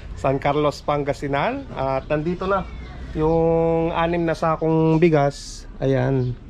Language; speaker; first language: Filipino; native; Filipino